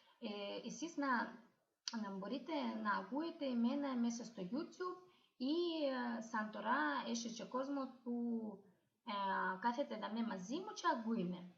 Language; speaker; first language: Greek; non-native, fluent; Ukrainian